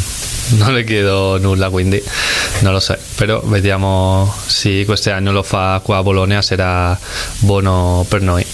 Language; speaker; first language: Italian; non-native, learner; Spanish